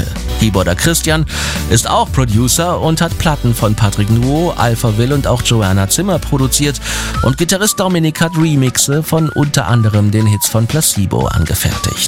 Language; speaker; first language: German; native; German